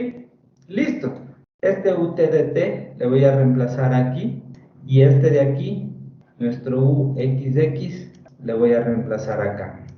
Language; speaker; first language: Spanish; native; Spanish